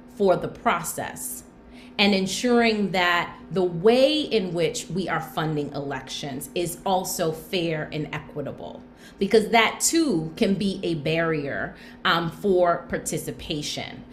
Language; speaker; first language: English; native; English